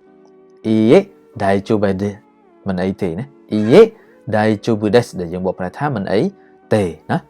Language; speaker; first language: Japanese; non-native, fluent; Khmer